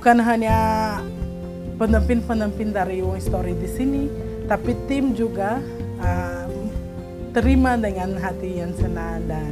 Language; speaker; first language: Indonesian; non-native, fluent; Portuguese